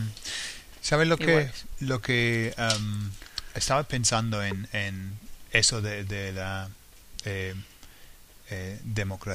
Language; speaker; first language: Spanish; non-native, fluent; English